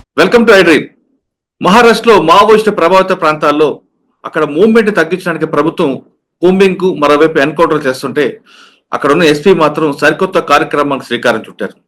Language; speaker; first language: Telugu; native; Telugu